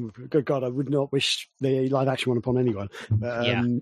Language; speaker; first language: English; native; English